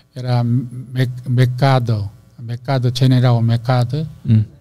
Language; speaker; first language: Portuguese; non-native, learner; Korean